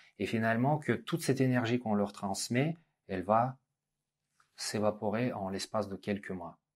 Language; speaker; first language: French; non-native, fluent; Russian